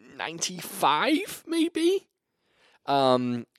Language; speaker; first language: English; native; English